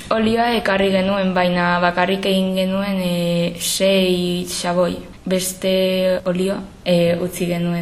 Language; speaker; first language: Basque; non-native, local second language; Spanish